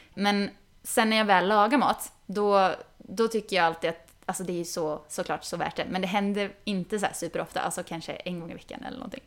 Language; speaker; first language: Swedish; native; Swedish